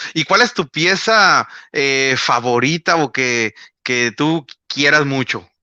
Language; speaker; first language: Spanish; native; Spanish